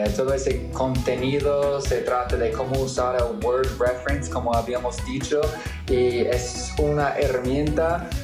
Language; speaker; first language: Spanish; non-native, fluent; English